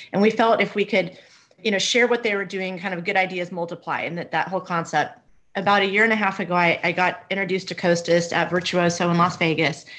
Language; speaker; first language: English; native; English